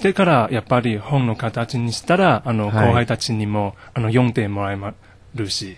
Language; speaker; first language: Japanese; non-native, fluent; Chinese